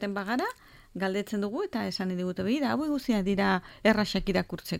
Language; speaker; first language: Basque; native; Basque